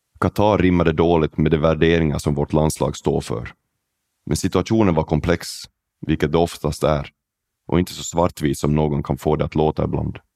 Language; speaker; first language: Swedish; native; Swedish